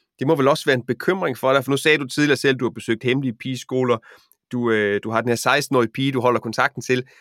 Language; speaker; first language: Danish; native; Danish